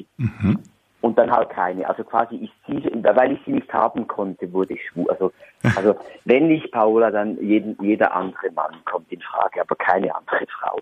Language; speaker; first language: German; native; German